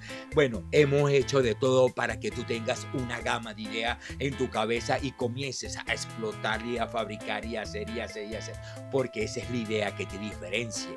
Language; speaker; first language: Spanish; native; Spanish